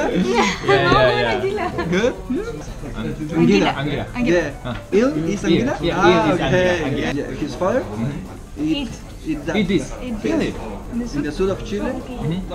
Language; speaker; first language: English; non-native, learner; Spanish